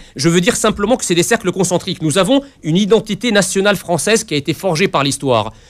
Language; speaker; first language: French; early bilingual, other home language; Arabic